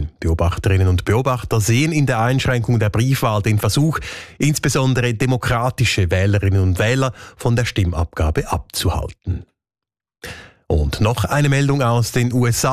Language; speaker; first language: German; native; German